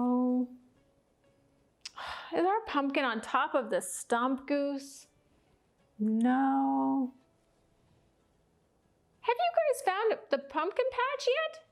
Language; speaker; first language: English; native; English